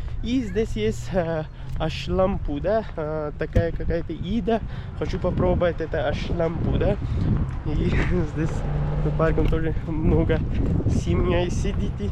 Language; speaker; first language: Russian; non-native, learner; Urdu